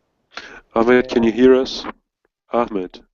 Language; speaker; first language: English; non-native, fluent; Turkish